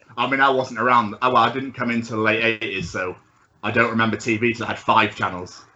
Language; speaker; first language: English; native; English